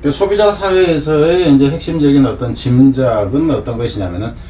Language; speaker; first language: Korean; native; Korean